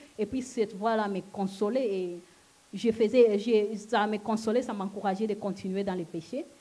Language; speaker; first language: French; non-native, local second language; Lingala